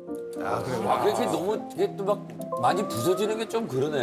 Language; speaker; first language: Korean; native; Korean